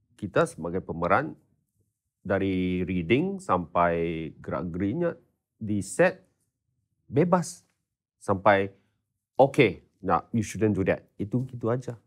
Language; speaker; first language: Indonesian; non-native, fluent; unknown